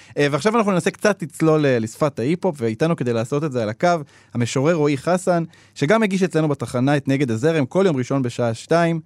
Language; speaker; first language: Hebrew; native; Hebrew